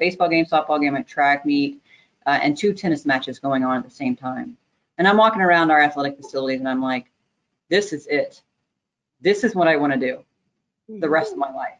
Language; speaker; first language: English; native; English